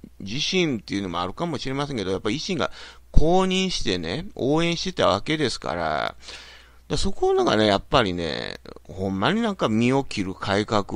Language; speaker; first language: Japanese; native; Japanese